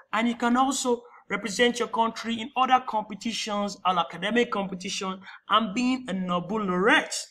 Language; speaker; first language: English; non-native, local second language; Yoruba